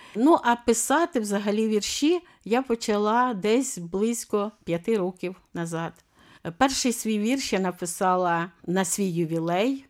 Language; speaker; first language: Ukrainian; native; Ukrainian